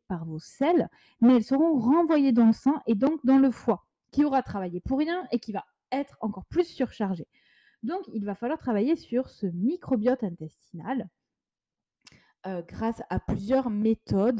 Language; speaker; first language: French; native; French